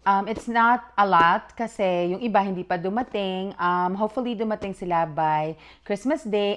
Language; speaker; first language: English; non-native, local second language; Filipino